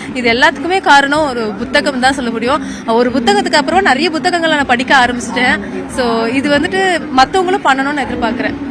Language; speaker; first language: Tamil; native; Tamil